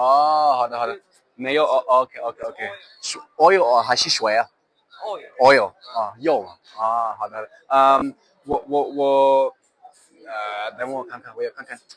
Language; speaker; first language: Chinese; non-native, learner; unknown